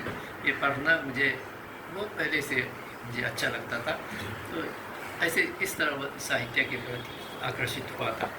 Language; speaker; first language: Hindi; non-native, fluent; Japanese